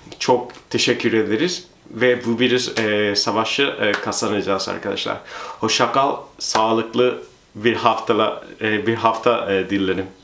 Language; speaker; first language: Turkish; non-native, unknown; Spanish